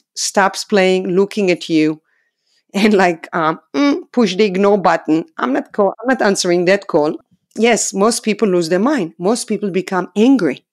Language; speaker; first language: English; non-native, fluent; Hebrew